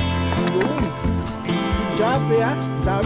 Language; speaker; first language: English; non-native, local second language; Filipino